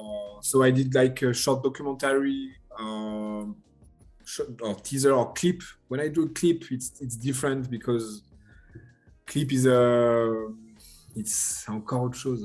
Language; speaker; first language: English; non-native, learner; French